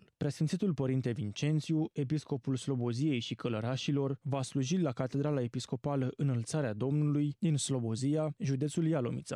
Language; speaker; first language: Romanian; native; Romanian